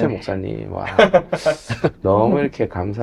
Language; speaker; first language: Korean; native; Korean